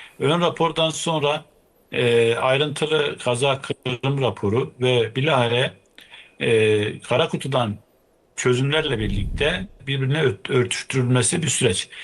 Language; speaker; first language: Turkish; native; Turkish